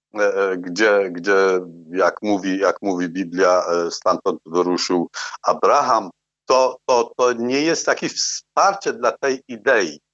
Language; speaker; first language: Polish; non-native, fluent; Arabic